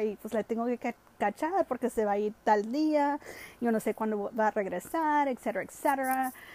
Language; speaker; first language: Spanish; early bilingual, heritage; Spanish